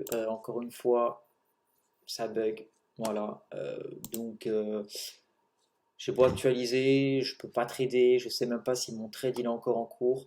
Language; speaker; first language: French; native; French